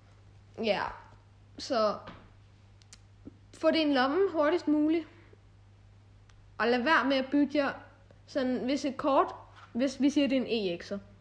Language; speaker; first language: Danish; native; Danish